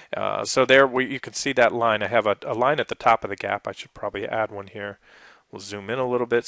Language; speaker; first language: English; native; English